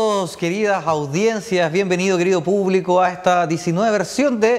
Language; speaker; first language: Spanish; native; Spanish